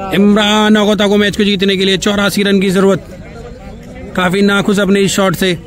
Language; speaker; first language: Hindi; native; Hindi